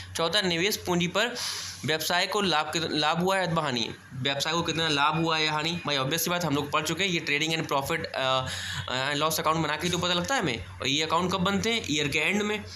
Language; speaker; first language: Hindi; native; Hindi